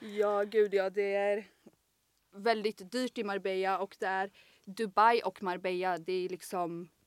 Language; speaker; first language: Swedish; native; Swedish